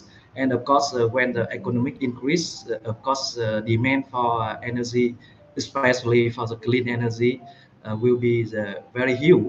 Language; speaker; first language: English; non-native, fluent; Vietnamese